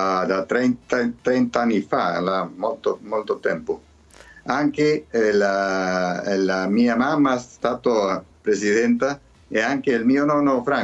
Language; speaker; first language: Italian; early bilingual, heritage; Spanish